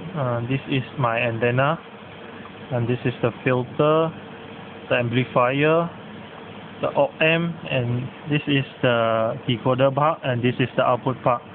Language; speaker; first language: English; non-native, local second language; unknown